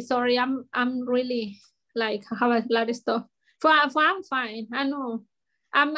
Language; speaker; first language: English; non-native, learner; Spanish